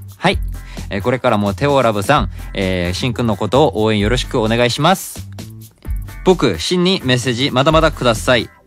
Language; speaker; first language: Japanese; non-native, fluent; Korean